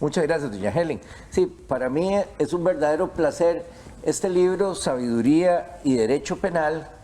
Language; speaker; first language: Spanish; native; Spanish